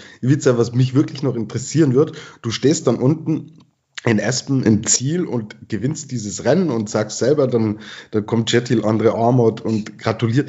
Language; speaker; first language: German; native; German